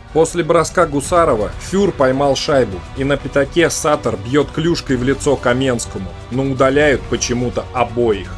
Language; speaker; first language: Russian; native; Russian